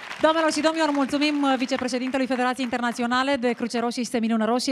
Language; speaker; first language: Romanian; native; Romanian